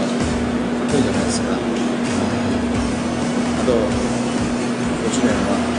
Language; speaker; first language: Japanese; non-native, learner; Korean